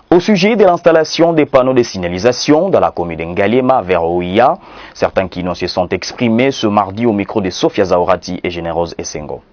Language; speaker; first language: French; native; French